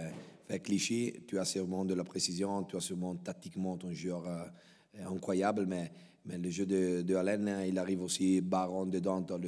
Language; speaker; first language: French; non-native, local second language; Italian